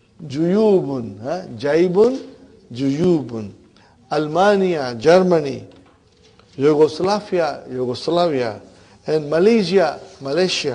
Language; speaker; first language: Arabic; non-native, fluent; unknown